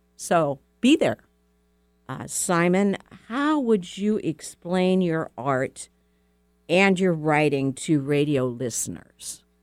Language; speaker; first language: English; native; English